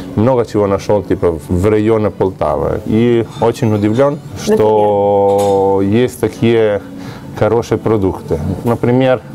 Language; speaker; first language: Russian; non-native, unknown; Italian